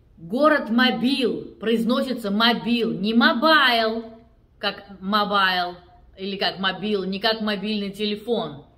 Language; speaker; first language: Russian; native; Russian